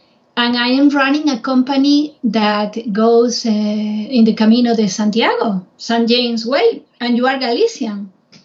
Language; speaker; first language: English; non-native, fluent; Spanish